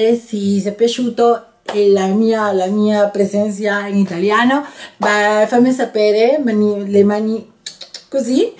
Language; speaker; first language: Italian; non-native, learner; Spanish